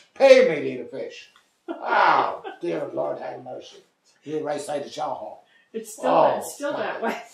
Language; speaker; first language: English; native; English